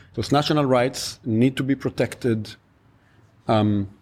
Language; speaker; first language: English; non-native, fluent; Hebrew